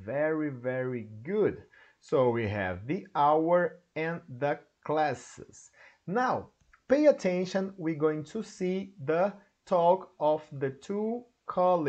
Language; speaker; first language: English; non-native, learner; Portuguese